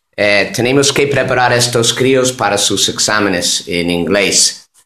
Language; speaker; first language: Spanish; non-native, fluent; English